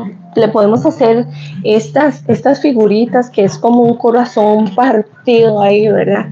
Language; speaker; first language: Spanish; native; Spanish